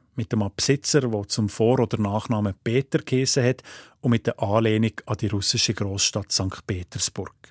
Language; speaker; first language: German; native; German